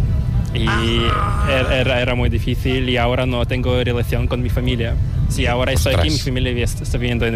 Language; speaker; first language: Spanish; non-native, fluent; Korean